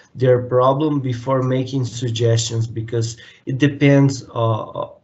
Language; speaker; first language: English; non-native, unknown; Portuguese